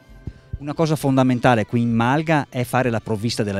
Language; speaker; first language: Italian; native; Italian